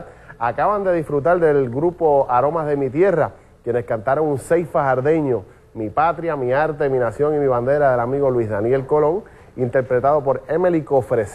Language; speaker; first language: Spanish; native; Spanish